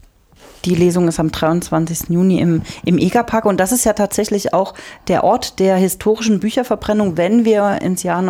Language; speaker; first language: German; native; German